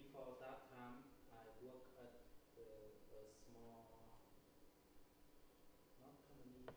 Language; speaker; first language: English; non-native, learner; Vietnamese